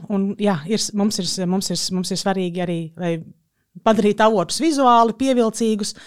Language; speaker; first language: Latvian; native; Latvian